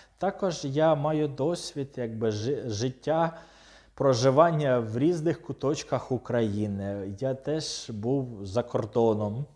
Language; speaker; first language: Ukrainian; non-native, local second language; Russian